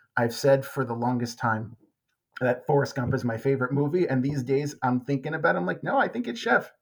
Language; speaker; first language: English; native; English